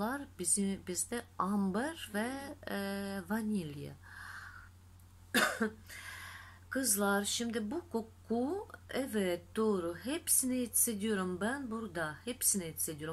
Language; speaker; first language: Turkish; non-native, fluent; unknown